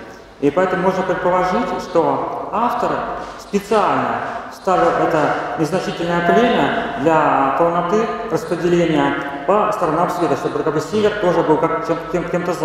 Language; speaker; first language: Russian; native; Russian